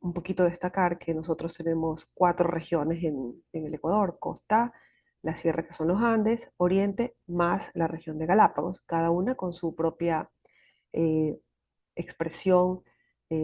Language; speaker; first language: Spanish; native; Spanish